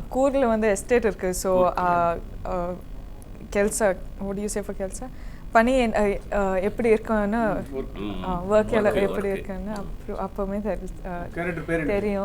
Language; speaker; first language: Tamil; non-native, learner; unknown